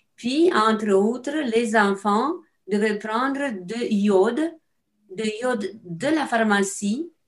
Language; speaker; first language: French; non-native, fluent; Romanian